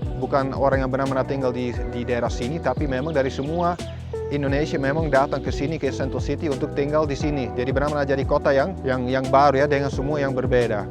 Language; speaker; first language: Indonesian; non-native, fluent; Dutch